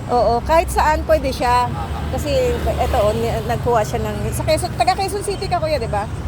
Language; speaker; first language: Filipino; non-native, local second language; Hiligaynon